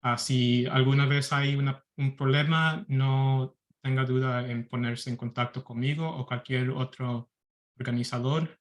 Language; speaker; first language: Spanish; early bilingual, heritage; Spanish